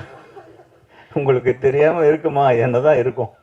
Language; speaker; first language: Tamil; native; Tamil